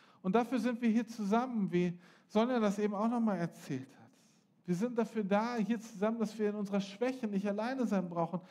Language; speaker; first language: German; native; German